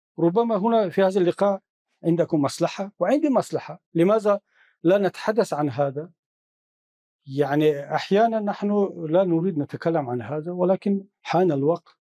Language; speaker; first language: Arabic; non-native, fluent; Tajik